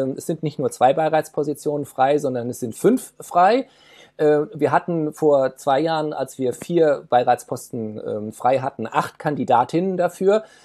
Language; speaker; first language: German; native; German